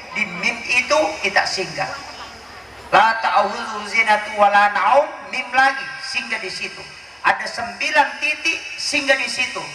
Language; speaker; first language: Indonesian; non-native, local second language; Buginese